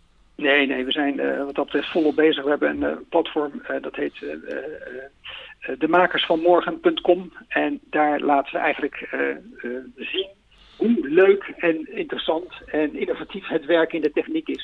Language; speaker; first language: Dutch; native; Dutch